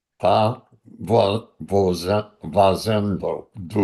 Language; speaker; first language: Portuguese; non-native, learner; English